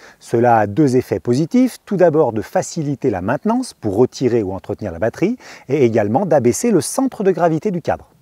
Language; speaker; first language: French; native; French